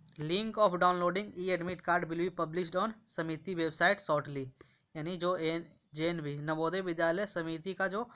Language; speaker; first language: Hindi; native; Hindi